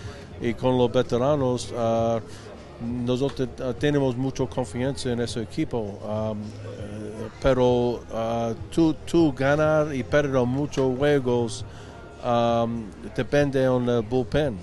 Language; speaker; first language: Spanish; non-native, learner; English